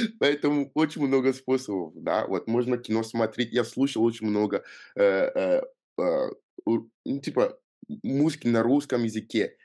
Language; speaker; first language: Russian; non-native, fluent; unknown